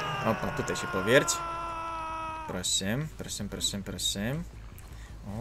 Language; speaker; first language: Polish; native; Polish